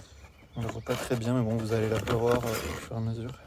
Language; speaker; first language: French; native; French